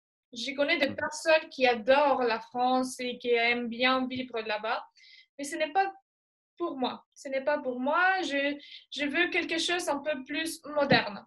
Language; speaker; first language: French; non-native, fluent; Spanish